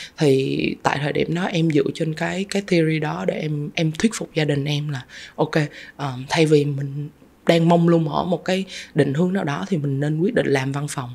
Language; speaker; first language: Vietnamese; native; Vietnamese